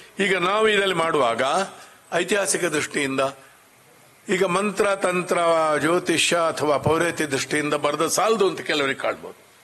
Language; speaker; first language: Kannada; non-native, local second language; Marathi